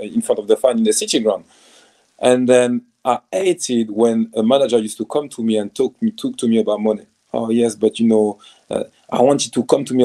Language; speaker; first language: English; non-native, fluent; French